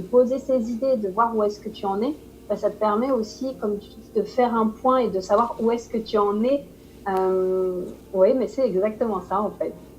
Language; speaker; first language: French; native; French